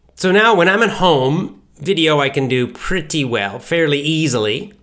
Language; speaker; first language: English; native; English